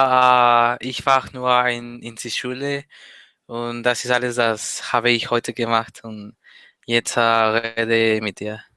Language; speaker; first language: German; non-native, learner; Spanish